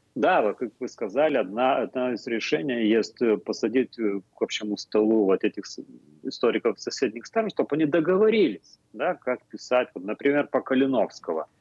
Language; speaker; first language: Russian; non-native, fluent; Lithuanian